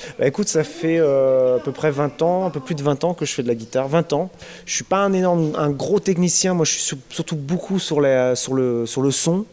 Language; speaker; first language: French; native; French